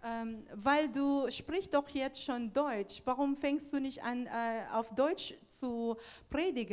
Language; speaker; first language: German; non-native, fluent; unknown